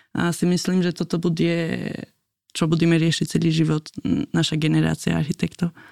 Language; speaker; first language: Slovak; non-native, fluent; Albanian